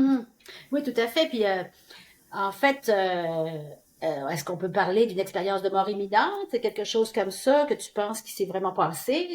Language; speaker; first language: French; native; French